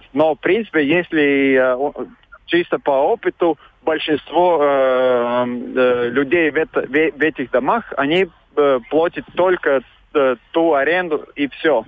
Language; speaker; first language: Russian; non-native, local second language; Latvian